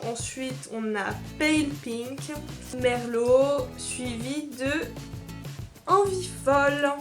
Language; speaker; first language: French; native; French